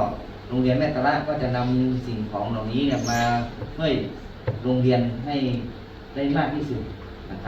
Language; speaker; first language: Thai; native; Thai